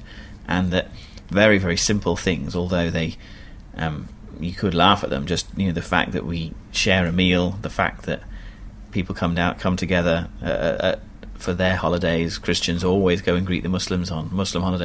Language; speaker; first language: English; native; English